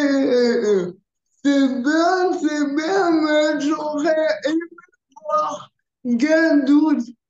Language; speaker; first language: French; early bilingual, other home language; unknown